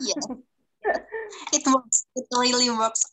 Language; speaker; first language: English; non-native, fluent; Indonesian